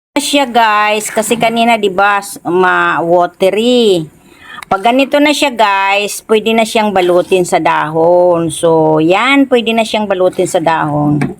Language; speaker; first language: Filipino; non-native, local second language; Masbatenyo